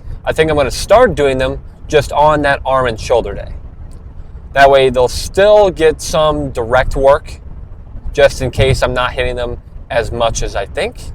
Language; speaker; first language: English; native; English